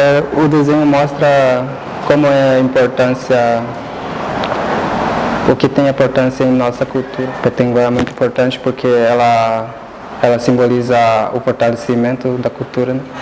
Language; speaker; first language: Portuguese; non-native, local second language; Guarani